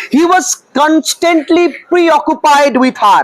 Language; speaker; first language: English; non-native, local second language; Bangla